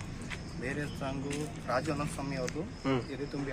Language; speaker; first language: Kannada; native; Kannada